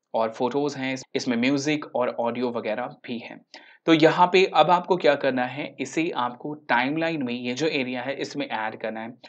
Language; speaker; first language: Hindi; native; Hindi